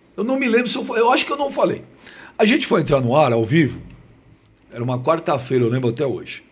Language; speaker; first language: Portuguese; native; Portuguese